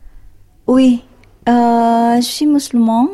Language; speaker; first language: French; non-native, learner; Indonesian